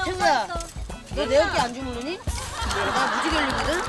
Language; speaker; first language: Korean; native; Korean